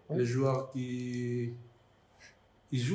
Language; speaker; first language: French; non-native, learner; Fijian